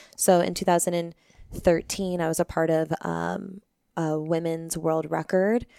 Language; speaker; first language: English; native; English